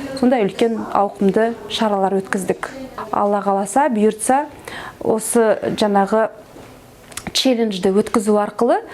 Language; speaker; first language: Kazakh; native; Kazakh